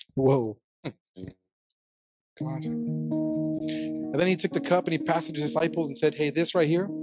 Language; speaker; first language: English; native; English